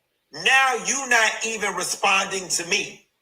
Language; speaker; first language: English; native; English